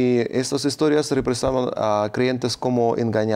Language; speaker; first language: Spanish; non-native, fluent; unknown